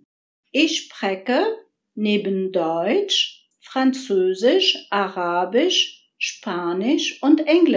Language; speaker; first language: German; non-native, fluent; Arabic